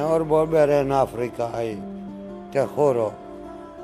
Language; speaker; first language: Spanish; non-native, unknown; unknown